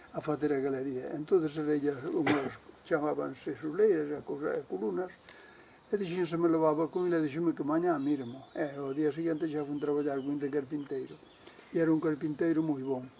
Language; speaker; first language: Galician; native; Galician